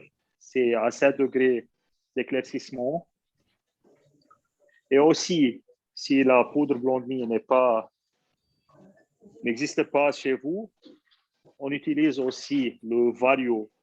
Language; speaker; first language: French; non-native, fluent; Arabic